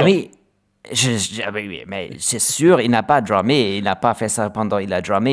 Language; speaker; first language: French; non-native, learner; German